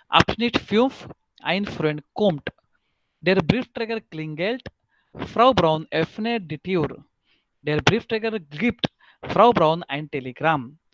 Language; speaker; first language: German; non-native, fluent; Marathi